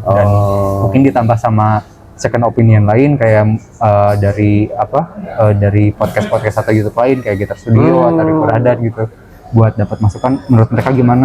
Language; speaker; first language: Indonesian; native; Indonesian